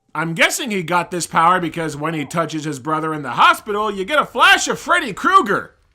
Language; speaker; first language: English; native; English